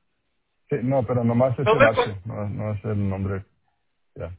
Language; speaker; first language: Spanish; non-native, local second language; English